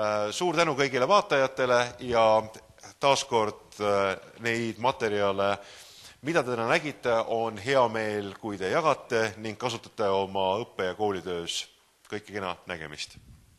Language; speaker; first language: Estonian; native; Estonian